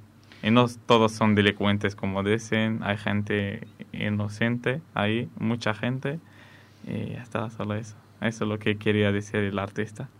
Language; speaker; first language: Spanish; non-native, fluent; Arabic